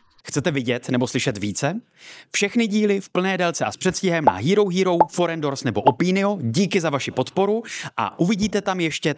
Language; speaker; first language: Czech; native; Czech